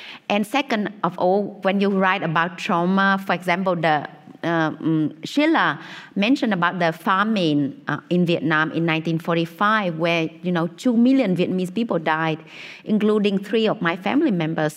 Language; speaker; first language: English; non-native, fluent; Vietnamese